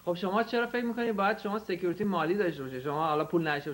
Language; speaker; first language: Persian; native; Persian